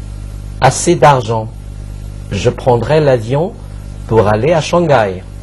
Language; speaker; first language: French; non-native, fluent; Chinese